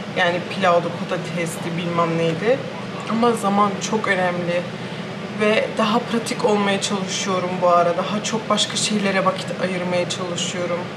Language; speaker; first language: Turkish; early bilingual, heritage; Turkish